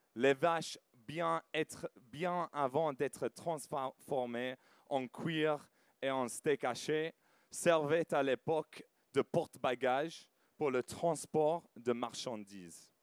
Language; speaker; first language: French; non-native, fluent; English